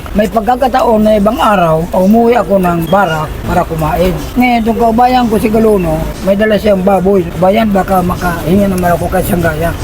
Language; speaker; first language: Filipino; non-native, local second language; Waray